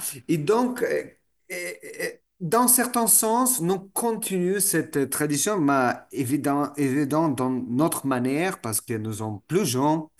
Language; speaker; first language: French; non-native, fluent; Russian